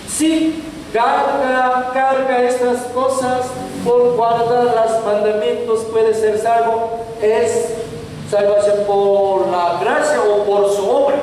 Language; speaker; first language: Spanish; non-native, learner; Korean